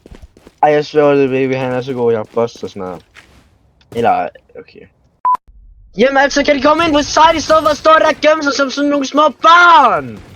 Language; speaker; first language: Danish; native; Danish